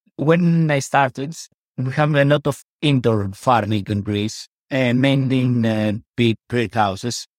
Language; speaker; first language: English; non-native, learner; Greek